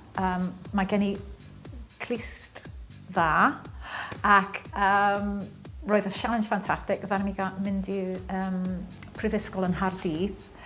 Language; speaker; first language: Welsh; non-native, local second language; English